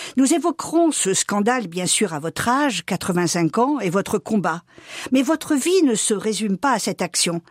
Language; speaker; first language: French; native; French